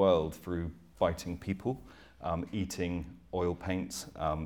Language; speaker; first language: English; native; English